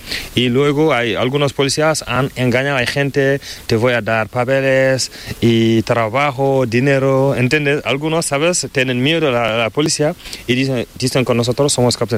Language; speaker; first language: Spanish; non-native, learner; Fula